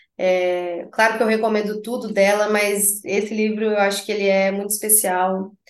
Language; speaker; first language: Portuguese; native; Portuguese